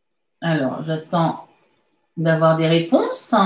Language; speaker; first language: French; native; French